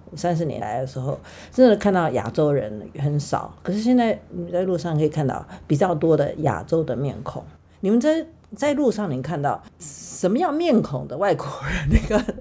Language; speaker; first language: Chinese; native; Chinese